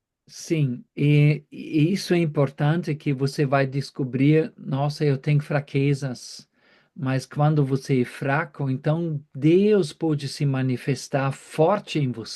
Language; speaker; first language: Portuguese; non-native, fluent; German